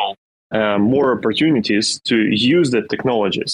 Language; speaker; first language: English; non-native, fluent; Ukrainian